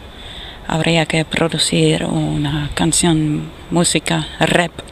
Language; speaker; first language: Spanish; non-native, fluent; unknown